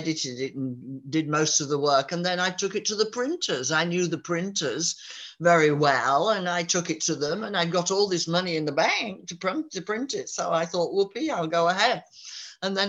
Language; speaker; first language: English; native; English